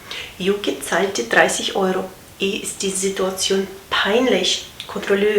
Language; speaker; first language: German; non-native, fluent; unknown